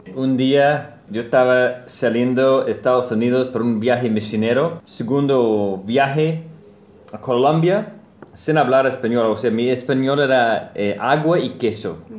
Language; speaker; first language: Spanish; non-native, learner; English